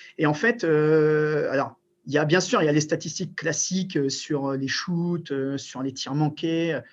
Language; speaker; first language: French; early bilingual, other home language; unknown